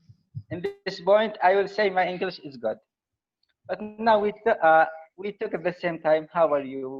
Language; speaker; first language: English; non-native, learner; Arabic